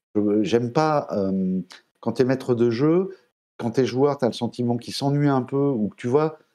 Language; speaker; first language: French; native; French